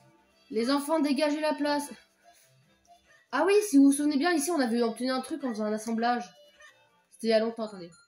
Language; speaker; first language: French; native; French